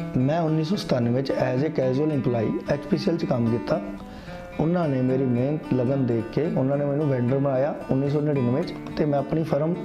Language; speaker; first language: Punjabi; native; Punjabi